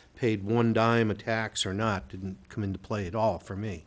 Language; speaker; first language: English; native; English